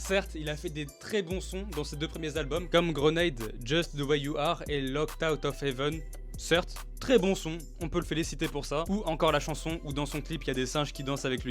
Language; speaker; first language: French; native; French